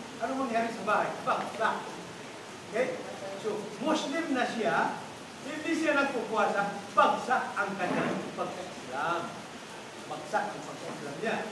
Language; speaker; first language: Filipino; non-native, local second language; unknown